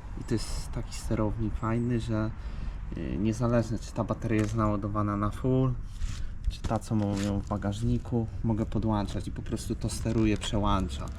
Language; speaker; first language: Polish; native; Polish